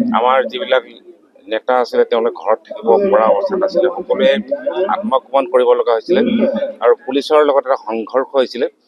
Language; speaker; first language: Assamese; non-native, local second language; Mising